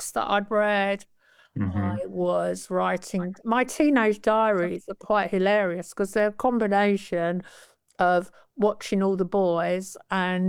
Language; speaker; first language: English; native; English